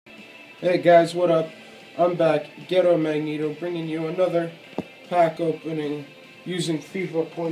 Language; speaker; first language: English; native; English